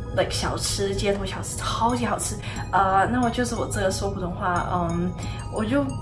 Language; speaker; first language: Chinese; non-native, local second language; Cantonese